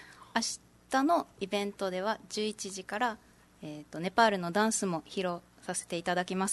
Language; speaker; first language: Japanese; native; Japanese